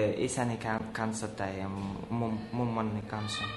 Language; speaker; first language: Finnish; non-native, learner; Russian